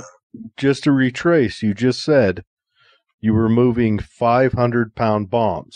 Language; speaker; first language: English; native; English